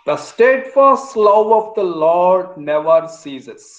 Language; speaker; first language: English; non-native, local second language; Telugu